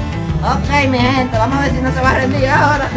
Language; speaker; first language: Spanish; native; Spanish